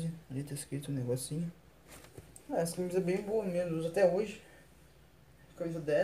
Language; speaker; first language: Portuguese; native; Portuguese